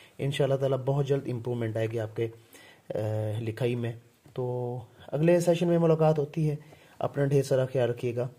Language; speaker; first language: Hindi; non-native, local second language; Punjabi